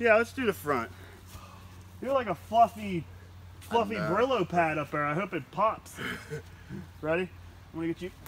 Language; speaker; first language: English; native; English